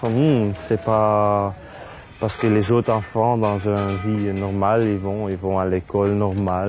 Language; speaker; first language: French; non-native, local second language; Dutch